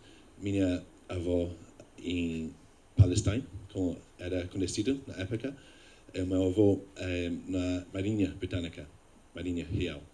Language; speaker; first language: Portuguese; non-native, fluent; English